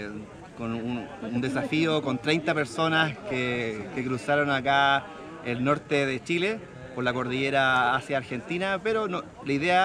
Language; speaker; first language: Spanish; native; Spanish